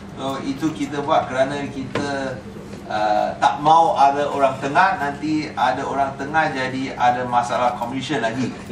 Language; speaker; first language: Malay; non-native, local second language; Chinese